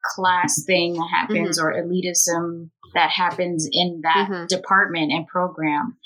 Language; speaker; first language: English; native; English